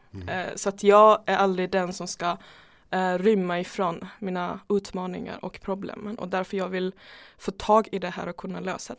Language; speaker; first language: Swedish; non-native, fluent; Persian